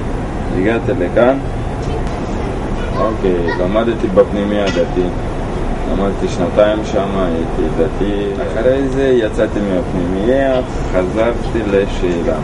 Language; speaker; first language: Hebrew; non-native, learner; Russian